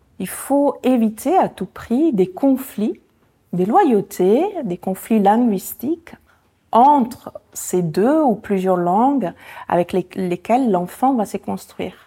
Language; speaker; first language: French; non-native, fluent; Italian